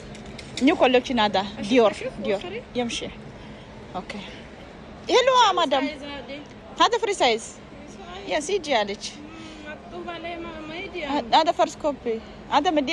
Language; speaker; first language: Arabic; non-native, learner; Amharic